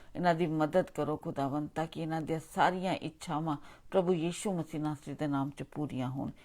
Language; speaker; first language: Hindi; non-native, local second language; Punjabi